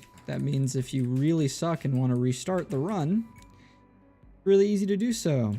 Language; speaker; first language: English; native; English